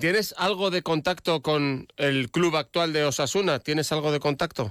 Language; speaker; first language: Spanish; native; Spanish